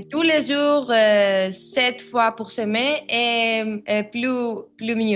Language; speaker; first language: French; non-native, learner; Greek